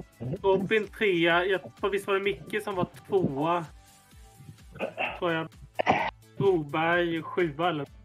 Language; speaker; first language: Swedish; native; Swedish